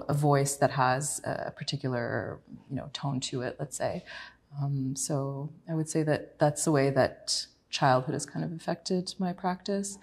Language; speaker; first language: English; native; English